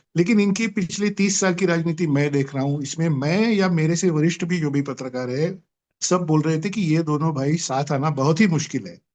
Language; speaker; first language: Hindi; non-native, local second language; Marathi